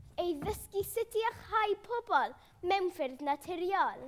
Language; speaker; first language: Welsh; native; Welsh